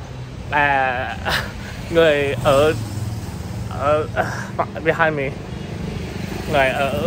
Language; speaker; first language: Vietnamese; non-native, learner; English